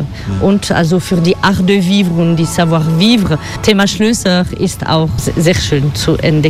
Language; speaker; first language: German; non-native, learner; French